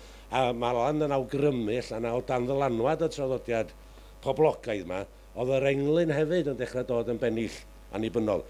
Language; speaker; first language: Welsh; native; Welsh